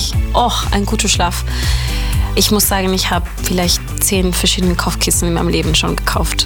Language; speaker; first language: German; non-native, fluent; Spanish